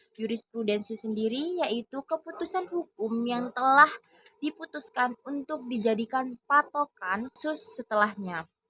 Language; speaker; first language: Indonesian; non-native, local second language; Madurese